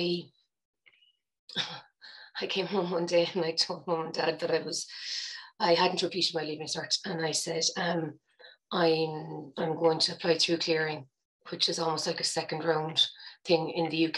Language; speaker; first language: English; native; English